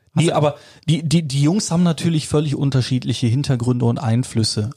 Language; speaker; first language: German; native; German